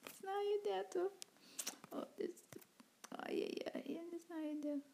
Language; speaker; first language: Russian; non-native, learner; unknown